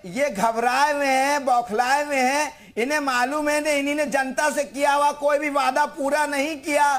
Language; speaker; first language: Hindi; native; Hindi